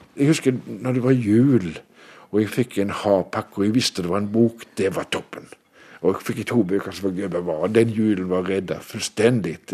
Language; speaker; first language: Norwegian; native; Norwegian